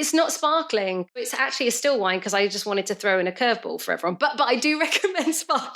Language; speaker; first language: English; native; English